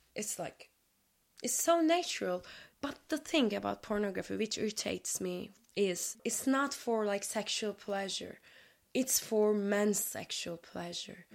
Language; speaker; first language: English; non-native, fluent; Turkish